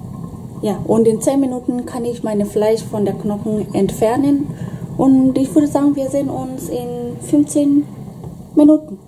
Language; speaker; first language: German; non-native, fluent; Swahili